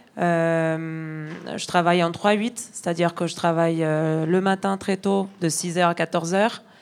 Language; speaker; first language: French; non-native, fluent; Spanish